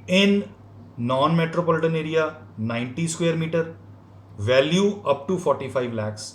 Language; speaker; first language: English; non-native, local second language; Punjabi